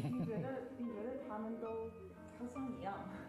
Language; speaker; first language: Chinese; non-native, learner; English